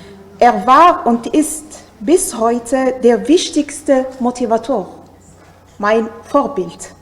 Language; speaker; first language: German; non-native, fluent; Arabic